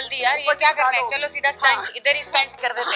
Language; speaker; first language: Hindi; native; Hindi